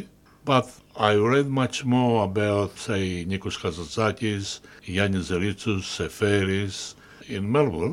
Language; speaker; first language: English; non-native, fluent; Greek